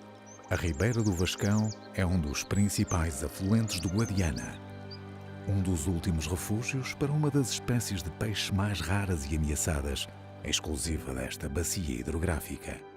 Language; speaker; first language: Portuguese; native; Portuguese